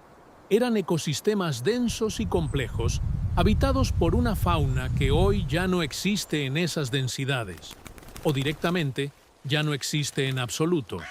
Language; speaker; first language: Spanish; native; Spanish